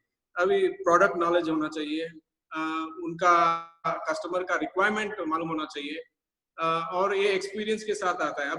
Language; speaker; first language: Hindi; non-native, local second language; Tamil